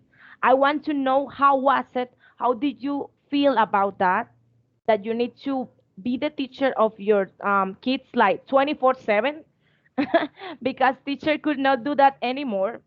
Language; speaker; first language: English; non-native, fluent; Spanish